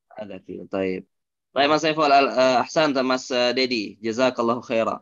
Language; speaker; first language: Arabic; non-native, fluent; Indonesian